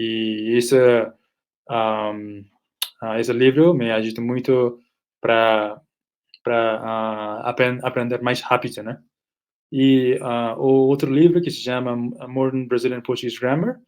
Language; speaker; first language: Portuguese; non-native, fluent; Nepali